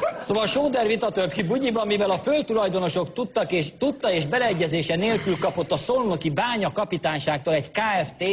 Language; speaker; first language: Hungarian; native; Hungarian